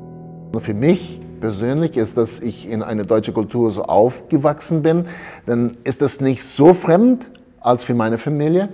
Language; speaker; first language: German; early bilingual, heritage; German